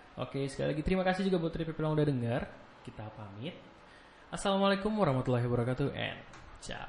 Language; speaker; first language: Indonesian; native; Indonesian